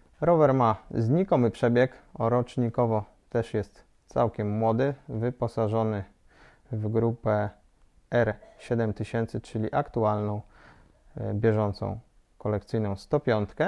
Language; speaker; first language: Polish; native; Polish